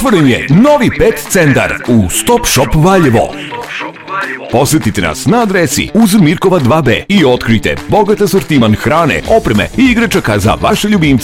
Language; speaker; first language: Serbian; native; Serbian